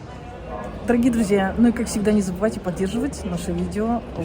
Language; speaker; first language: Russian; native; Russian